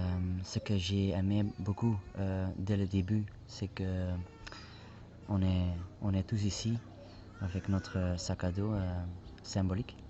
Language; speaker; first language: French; non-native, fluent; Spanish